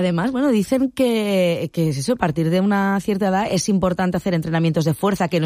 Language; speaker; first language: Spanish; native; Spanish